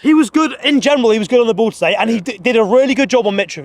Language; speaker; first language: English; native; English